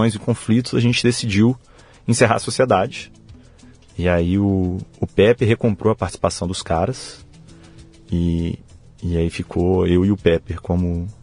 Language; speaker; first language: Portuguese; native; Portuguese